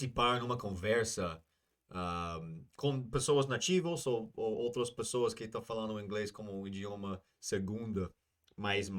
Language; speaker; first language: Portuguese; non-native, fluent; English